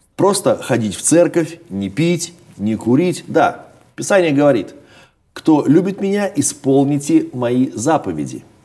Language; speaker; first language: Russian; native; Russian